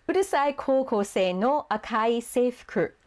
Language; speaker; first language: Japanese; non-native, fluent; English